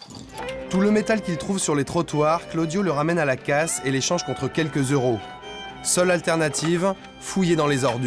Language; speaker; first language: French; native; French